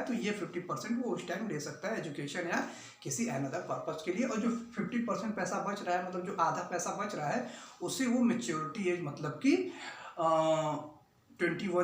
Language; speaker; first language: Hindi; native; Hindi